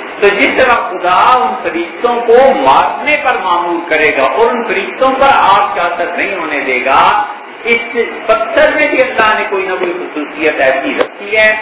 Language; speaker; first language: Urdu; native; Urdu